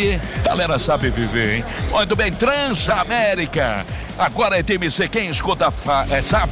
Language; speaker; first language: Portuguese; native; Portuguese